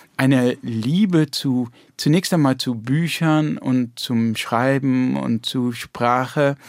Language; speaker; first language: German; early bilingual, heritage; German